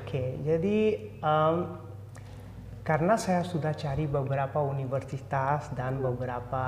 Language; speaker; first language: Indonesian; non-native, fluent; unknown